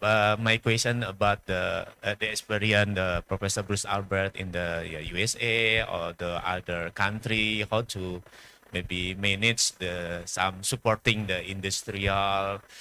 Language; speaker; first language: English; non-native, learner; Indonesian